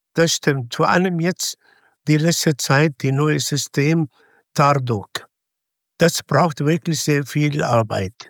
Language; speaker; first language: German; non-native, fluent; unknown